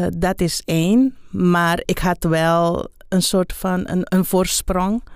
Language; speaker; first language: Dutch; non-native, local second language; Papiamento